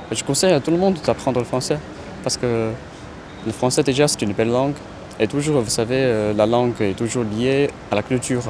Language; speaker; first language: French; non-native, fluent; Chinese